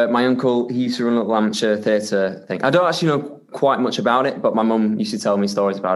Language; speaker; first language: English; native; English